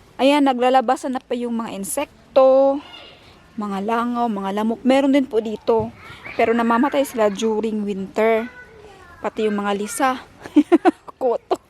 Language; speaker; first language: Filipino; non-native, local second language; Cebuano